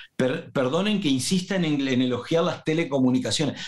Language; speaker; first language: Spanish; native; Spanish